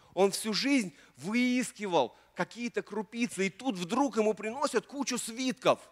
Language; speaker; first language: Russian; native; Russian